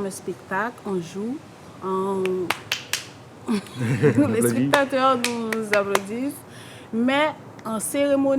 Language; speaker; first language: French; non-native, local second language; Haitian Creole